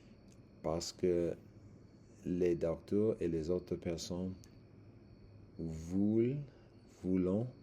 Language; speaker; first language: French; non-native, learner; English